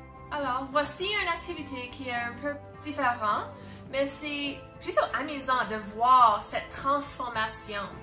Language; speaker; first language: French; non-native, fluent; English